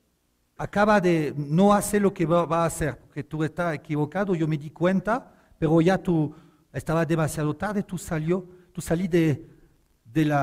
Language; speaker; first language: Spanish; non-native, fluent; French